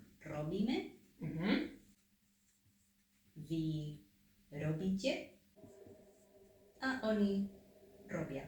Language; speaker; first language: Slovak; non-native, learner; Spanish